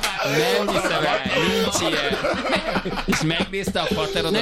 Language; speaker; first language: Hungarian; native; Hungarian